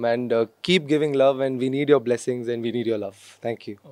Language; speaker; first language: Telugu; non-native, local second language; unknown